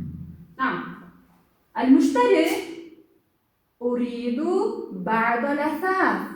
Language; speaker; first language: Arabic; non-native, fluent; Kyrgyz